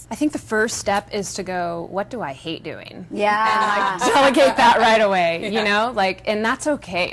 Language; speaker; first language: English; native; English